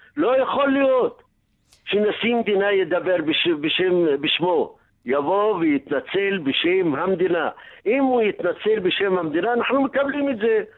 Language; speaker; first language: Hebrew; non-native, local second language; Arabic